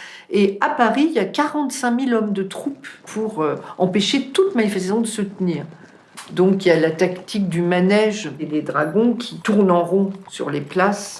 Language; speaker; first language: French; native; French